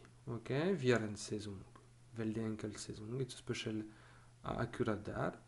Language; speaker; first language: Norwegian; non-native, fluent; French